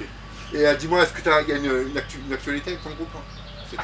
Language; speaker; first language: French; native; French